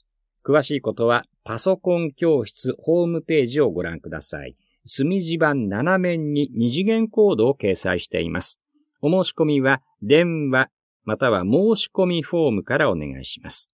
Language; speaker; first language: Japanese; native; Japanese